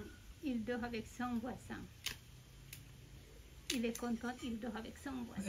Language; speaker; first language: French; non-native, fluent; Balinese